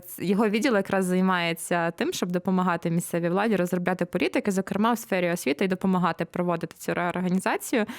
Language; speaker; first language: Ukrainian; native; Ukrainian